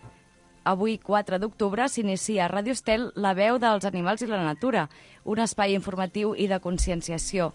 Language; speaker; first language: Catalan; native; Catalan